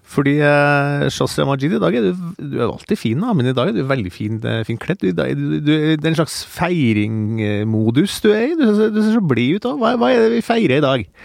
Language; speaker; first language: Norwegian; native; Norwegian